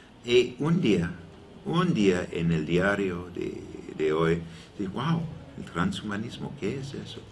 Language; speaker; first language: Spanish; non-native, learner; English